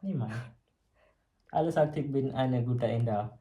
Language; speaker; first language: German; non-native, learner; Malayalam